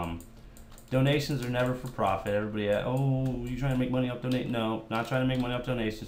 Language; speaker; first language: English; native; English